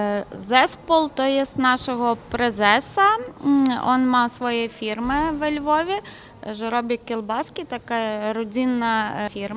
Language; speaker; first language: Polish; non-native, learner; Ukrainian